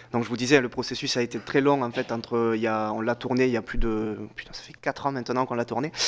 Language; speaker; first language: French; native; French